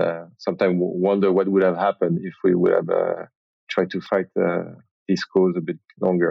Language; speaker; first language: English; non-native, fluent; French